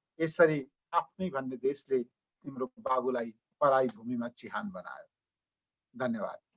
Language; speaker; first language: Nepali; native; Nepali